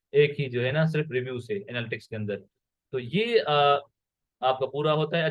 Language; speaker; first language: Urdu; non-native, local second language; Sindhi